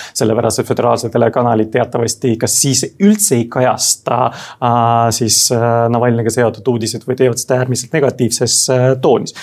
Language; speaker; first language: Estonian; non-native, local second language; Russian